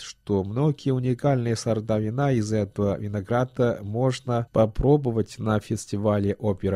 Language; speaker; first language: Russian; non-native, fluent; Chinese